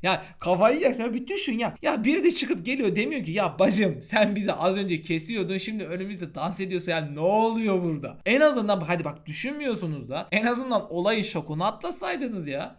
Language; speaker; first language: Turkish; native; Turkish